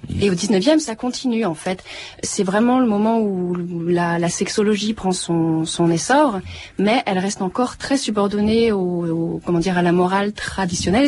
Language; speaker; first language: French; native; French